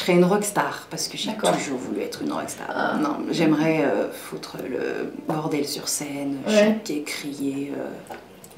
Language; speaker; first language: French; native; French